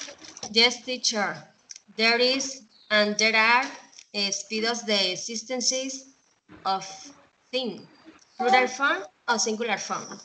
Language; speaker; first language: English; non-native, learner; Spanish